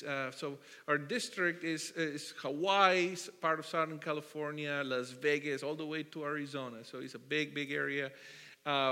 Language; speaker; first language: English; non-native, fluent; Spanish